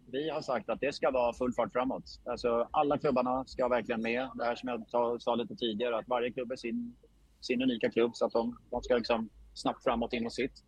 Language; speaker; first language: Swedish; native; Swedish